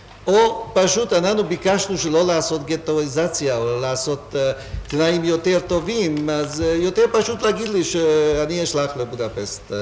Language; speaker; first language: Hebrew; non-native, fluent; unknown